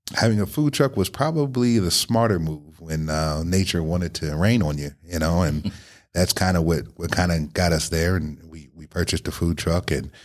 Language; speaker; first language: English; native; English